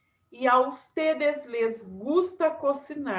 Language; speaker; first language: Spanish; non-native, fluent; Portuguese